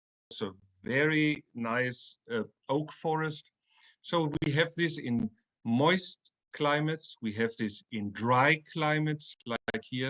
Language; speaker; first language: English; non-native, fluent; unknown